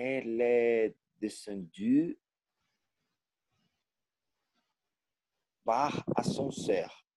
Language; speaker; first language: French; non-native, learner; Portuguese